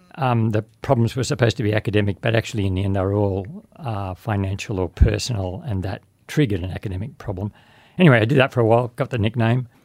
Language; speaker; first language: English; native; English